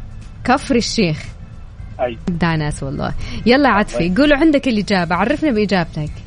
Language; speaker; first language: Arabic; native; Arabic